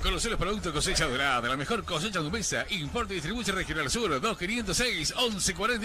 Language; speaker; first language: Spanish; native; Spanish